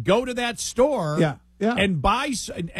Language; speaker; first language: English; native; English